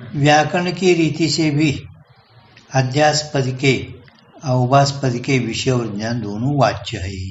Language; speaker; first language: Hindi; non-native, local second language; Kannada